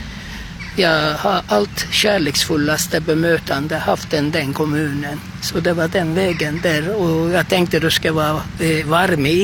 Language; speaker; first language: Swedish; non-native, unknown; Turkish